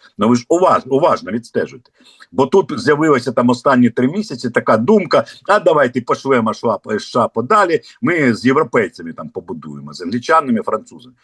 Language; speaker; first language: Ukrainian; non-native, local second language; Russian